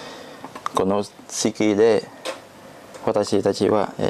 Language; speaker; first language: Japanese; non-native, learner; Vietnamese